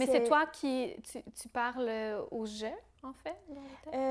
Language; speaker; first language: French; native; French